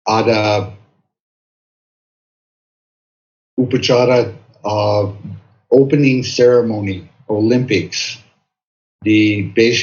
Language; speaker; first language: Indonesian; non-native, fluent; English